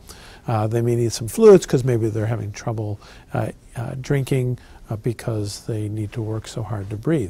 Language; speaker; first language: English; native; English